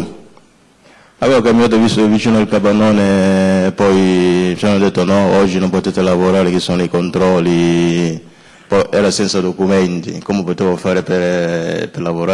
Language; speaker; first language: Italian; non-native, fluent; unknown